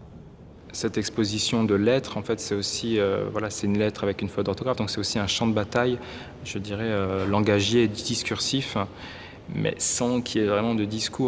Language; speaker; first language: French; native; French